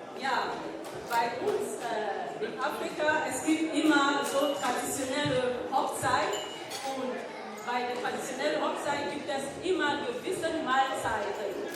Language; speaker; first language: German; non-native, learner; French